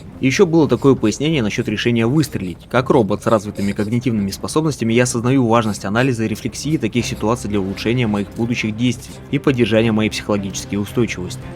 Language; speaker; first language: Russian; native; Russian